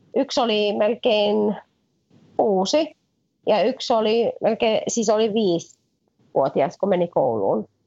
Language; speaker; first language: Finnish; native; Finnish